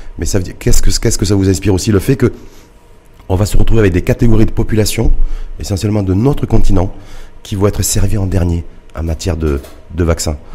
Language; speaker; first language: French; non-native, local second language; Arabic